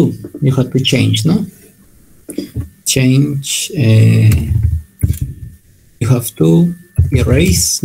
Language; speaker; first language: English; non-native, learner; Spanish